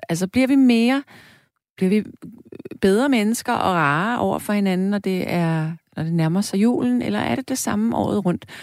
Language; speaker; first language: Danish; native; Danish